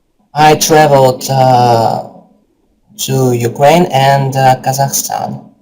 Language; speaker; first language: English; non-native, learner; Russian